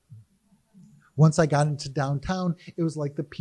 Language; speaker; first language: English; native; English